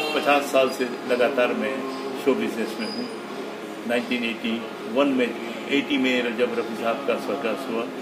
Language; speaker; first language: Hindi; non-native, local second language; Gujarati